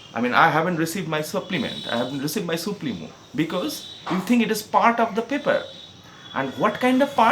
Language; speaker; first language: English; non-native, local second language; Bangla